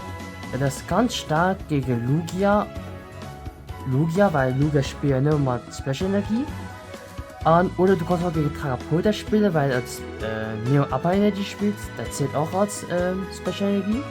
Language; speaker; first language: German; non-native, local second language; Luxembourgish